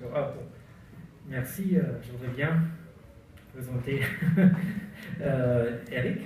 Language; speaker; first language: French; non-native, learner; German